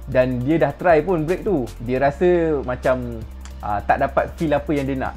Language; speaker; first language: Malay; native; Malay